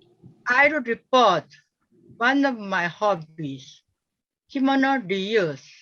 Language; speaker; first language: English; non-native, learner; Japanese